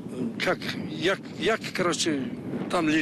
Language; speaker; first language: Russian; non-native, local second language; Kyrgyz